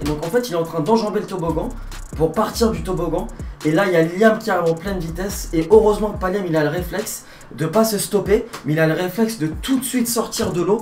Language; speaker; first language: French; native; French